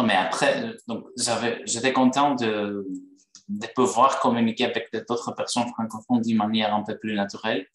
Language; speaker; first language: French; non-native, fluent; Greek